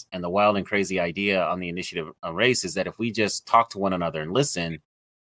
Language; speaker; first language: English; native; English